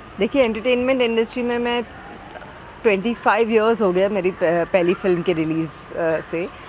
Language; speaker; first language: Hindi; native; Hindi